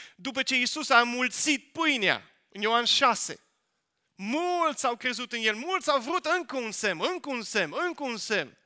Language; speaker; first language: Romanian; non-native, fluent; Dutch